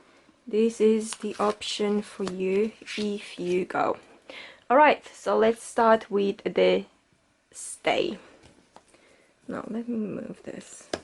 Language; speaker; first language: English; non-native, fluent; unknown